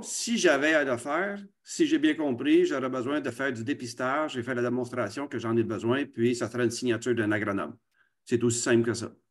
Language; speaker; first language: French; native; French